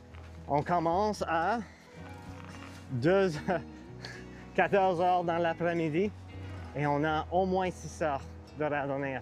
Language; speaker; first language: French; non-native, learner; English